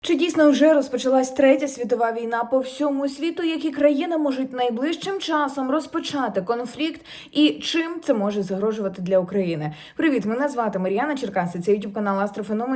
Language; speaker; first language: Ukrainian; native; Ukrainian